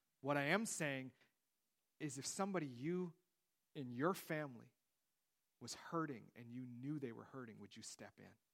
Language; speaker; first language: English; native; English